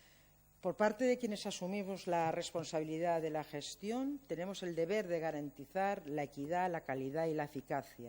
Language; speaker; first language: Spanish; native; Spanish